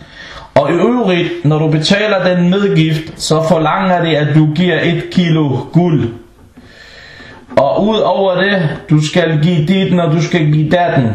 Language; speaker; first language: Danish; non-native, local second language; Arabic